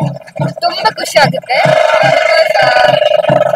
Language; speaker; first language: Kannada; non-native, learner; Malayalam